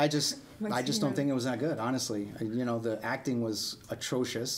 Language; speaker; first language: English; native; English